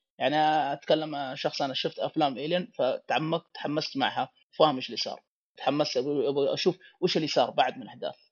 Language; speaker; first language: Arabic; native; Arabic